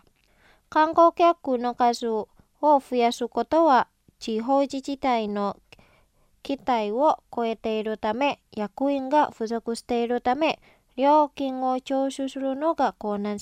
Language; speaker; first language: Japanese; non-native, fluent; Indonesian